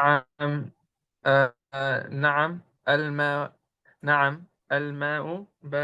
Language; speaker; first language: Arabic; non-native, learner; Urdu